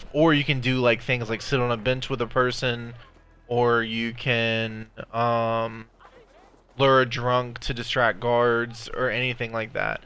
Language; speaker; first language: English; native; English